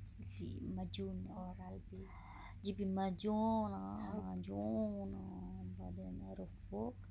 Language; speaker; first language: Arabic; non-native, learner; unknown